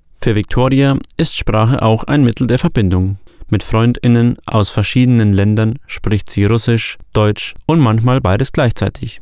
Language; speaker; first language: German; native; German